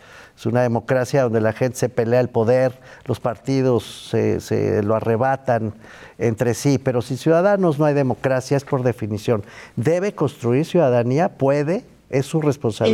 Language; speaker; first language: Spanish; native; Spanish